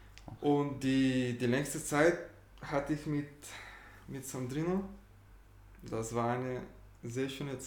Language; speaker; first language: German; non-native, fluent; Bulgarian